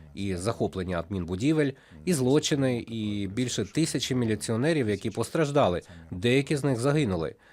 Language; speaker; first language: Ukrainian; non-native, local second language; Russian